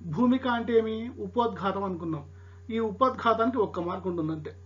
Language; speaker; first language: Telugu; non-native, local second language; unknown